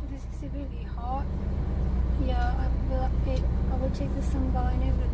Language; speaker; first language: English; non-native, learner; Indonesian